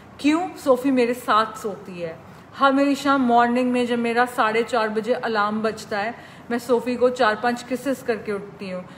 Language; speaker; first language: Hindi; native; Hindi